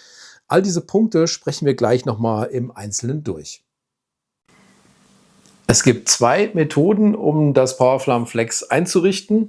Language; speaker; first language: German; native; German